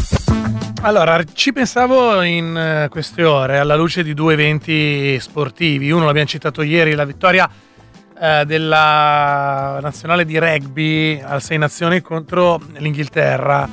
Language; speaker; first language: Italian; native; Italian